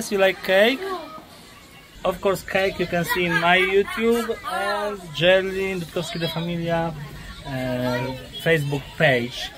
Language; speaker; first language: English; non-native, learner; Polish